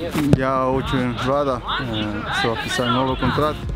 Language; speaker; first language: Russian; non-native, learner; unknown